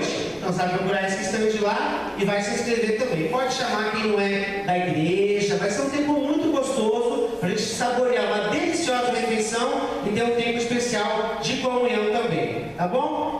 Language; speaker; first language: Portuguese; native; Portuguese